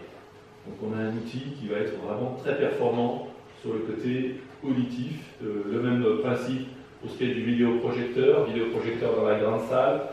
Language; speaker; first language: French; native; French